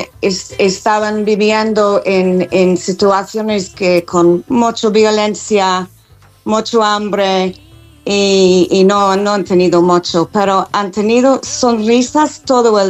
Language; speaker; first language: Spanish; non-native, learner; English